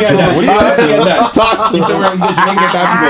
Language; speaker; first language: English; native; English